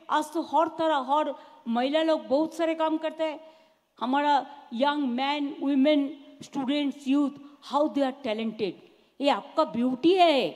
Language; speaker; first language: Hindi; non-native, local second language; Bangla